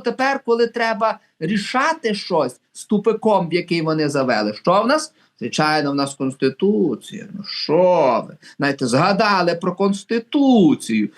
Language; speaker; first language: Ukrainian; native; Ukrainian